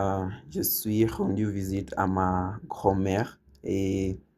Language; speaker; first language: French; non-native, learner; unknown